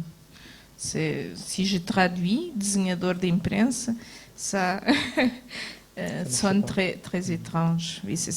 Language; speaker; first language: French; non-native, fluent; Portuguese